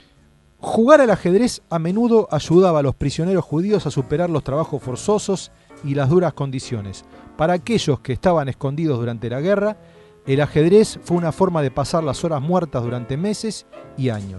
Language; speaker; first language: Spanish; native; Spanish